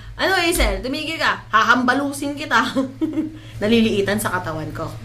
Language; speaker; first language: Filipino; non-native, local second language; Cebuano